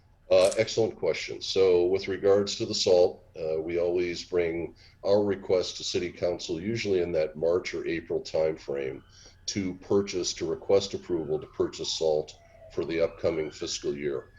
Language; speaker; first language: English; native; English